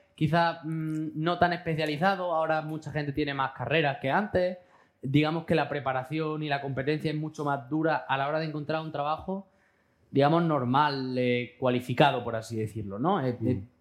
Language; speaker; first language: Spanish; native; Spanish